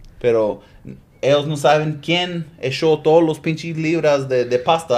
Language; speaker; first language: Spanish; early bilingual, other home language; English